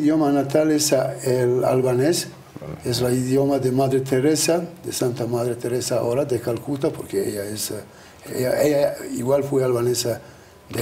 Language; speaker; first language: Spanish; non-native, fluent; Albanian